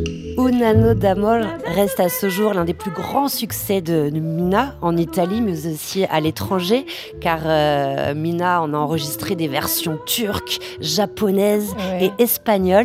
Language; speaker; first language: French; native; French